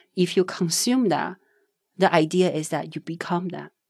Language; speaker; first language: English; non-native, fluent; Chinese